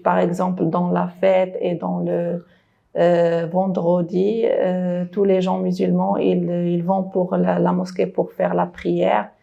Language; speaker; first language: French; non-native, local second language; Arabic